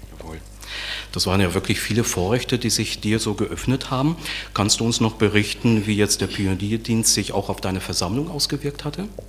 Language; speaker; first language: German; native; German